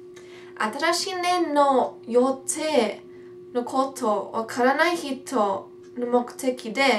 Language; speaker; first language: Japanese; non-native, learner; English